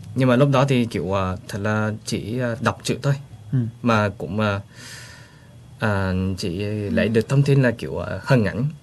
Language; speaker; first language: Vietnamese; early bilingual, heritage; Vietnamese